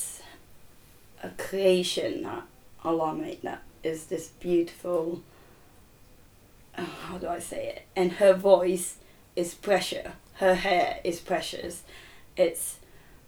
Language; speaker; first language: English; non-native, local second language; Malay